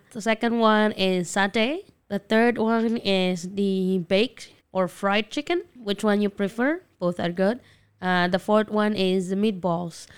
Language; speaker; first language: English; non-native, fluent; Indonesian